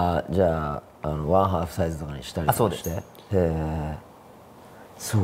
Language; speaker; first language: Japanese; native; Japanese